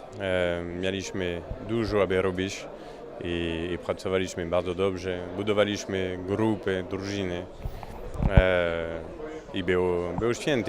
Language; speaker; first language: Polish; non-native, learner; French